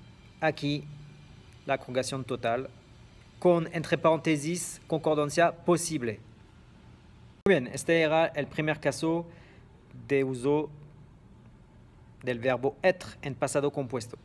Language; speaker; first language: Spanish; non-native, fluent; French